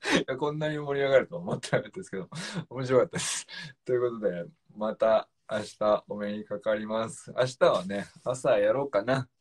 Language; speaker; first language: Japanese; native; Japanese